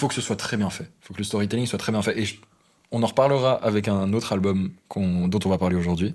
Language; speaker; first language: French; native; French